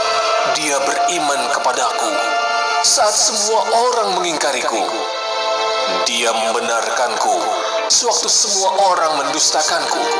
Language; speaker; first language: Indonesian; native; Indonesian